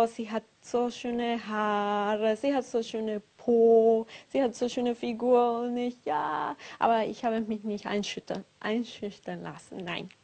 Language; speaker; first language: German; non-native, learner; Spanish